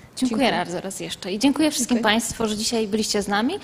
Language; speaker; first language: Polish; native; Polish